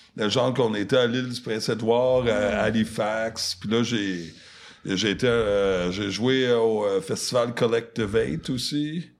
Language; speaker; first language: French; non-native, local second language; English